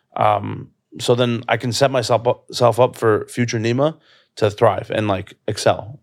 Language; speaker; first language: English; native; English